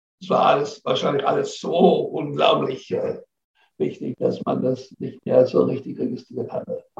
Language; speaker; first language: German; non-native, fluent; English